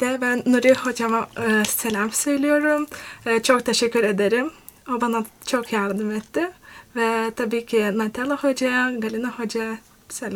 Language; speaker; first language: Turkish; non-native, fluent; Lithuanian